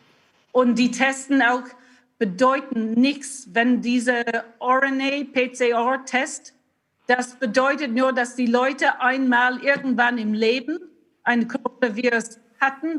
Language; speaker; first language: German; non-native, fluent; English